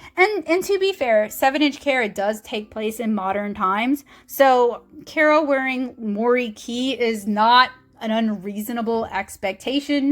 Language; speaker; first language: English; native; English